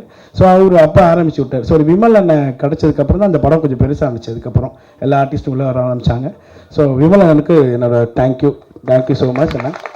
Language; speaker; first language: Tamil; native; Tamil